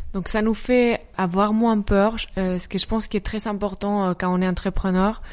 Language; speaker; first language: French; non-native, fluent; Spanish